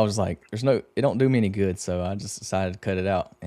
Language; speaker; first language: English; native; English